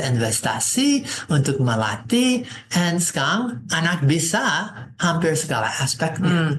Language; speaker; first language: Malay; non-native, fluent; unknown